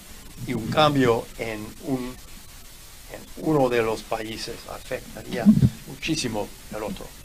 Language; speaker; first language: Spanish; non-native, fluent; English